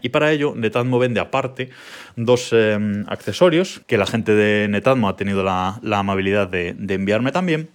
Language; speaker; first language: Spanish; native; Spanish